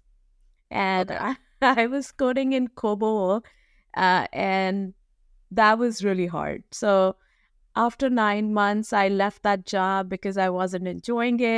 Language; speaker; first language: English; non-native, local second language; Hindi